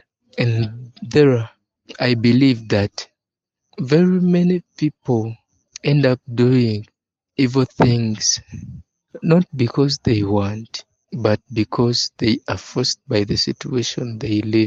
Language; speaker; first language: English; non-native, local second language; Ganda